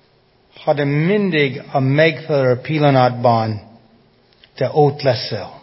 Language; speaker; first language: Hungarian; non-native, fluent; English